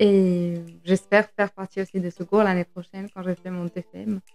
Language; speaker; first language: French; non-native, fluent; Spanish